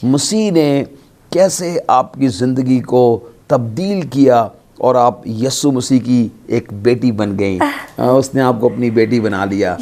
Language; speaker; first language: Urdu; non-native, local second language; Punjabi